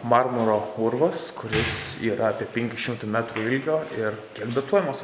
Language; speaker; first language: Lithuanian; native; Lithuanian